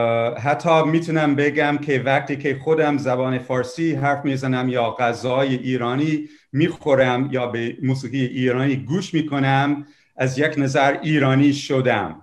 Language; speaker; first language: Persian; non-native, fluent; English